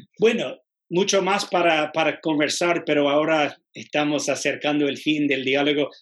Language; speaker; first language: Spanish; non-native, fluent; English